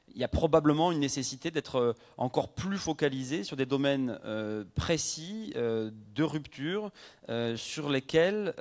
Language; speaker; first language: French; native; French